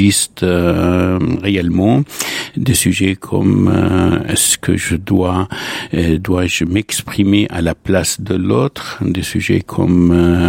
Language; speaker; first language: French; non-native, local second language; Arabic